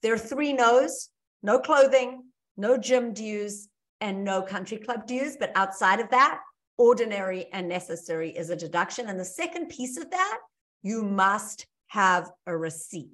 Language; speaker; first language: English; native; English